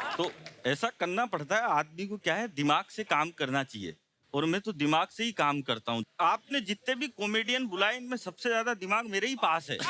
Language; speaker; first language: Hindi; native; Hindi